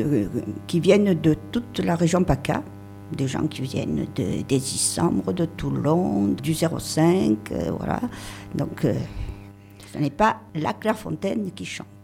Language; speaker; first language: French; native; French